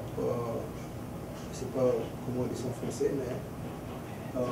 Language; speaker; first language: French; early bilingual, other home language; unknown